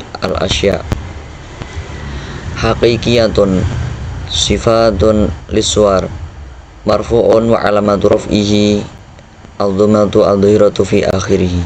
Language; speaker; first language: Arabic; non-native, learner; Indonesian